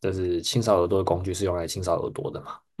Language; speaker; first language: Chinese; native; Chinese